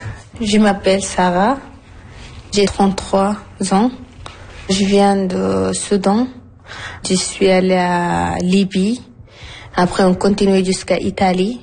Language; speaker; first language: French; non-native, learner; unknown